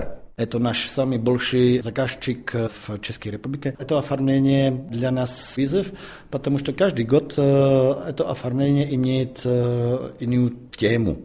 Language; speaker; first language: Russian; non-native, fluent; Czech